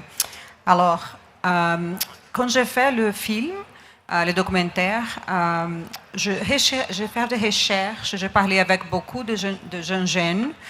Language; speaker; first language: French; non-native, learner; Portuguese